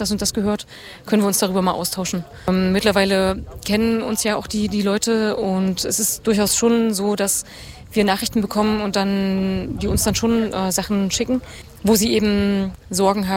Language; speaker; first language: German; native; German